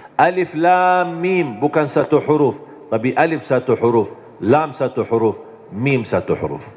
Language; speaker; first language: Indonesian; non-native, fluent; Arabic